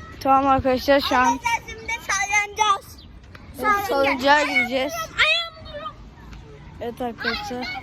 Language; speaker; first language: Turkish; native; Turkish